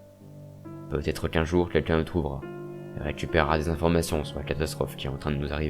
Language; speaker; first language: French; native; French